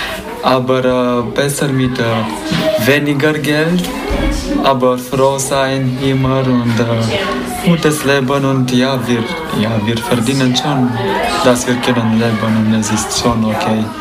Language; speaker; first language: German; non-native, local second language; Romanian